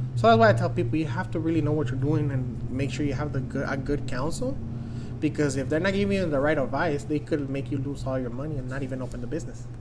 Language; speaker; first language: English; non-native, fluent; Spanish